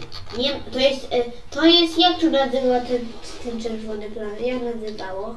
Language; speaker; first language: Polish; early bilingual, heritage; Polish